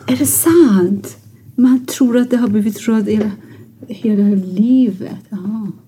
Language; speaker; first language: Swedish; non-native, fluent; Persian